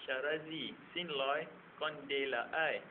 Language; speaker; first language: Vietnamese; non-native, learner; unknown